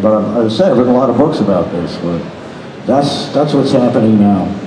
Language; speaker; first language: English; native; English